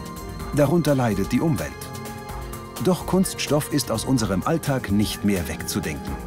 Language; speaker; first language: German; native; German